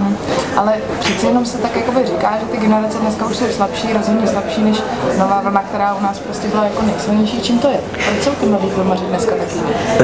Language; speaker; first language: Czech; native; Czech